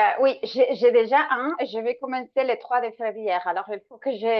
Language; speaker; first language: French; non-native, fluent; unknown